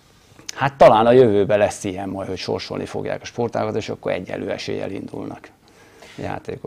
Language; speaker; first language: Hungarian; native; Hungarian